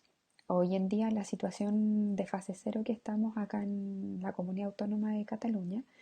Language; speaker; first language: Spanish; native; Spanish